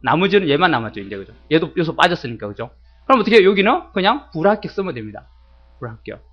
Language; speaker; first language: Korean; native; Korean